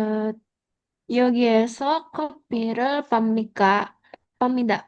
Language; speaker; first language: Korean; non-native, learner; Indonesian